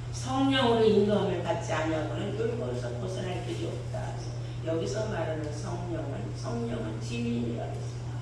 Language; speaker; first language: Korean; native; Korean